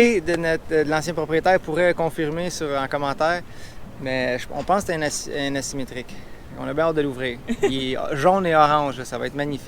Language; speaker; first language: French; native; French